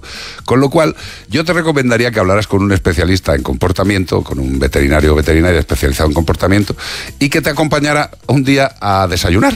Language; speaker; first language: Spanish; native; Spanish